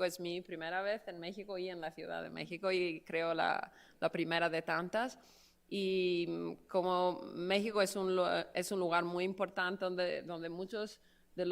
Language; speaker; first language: Spanish; non-native, fluent; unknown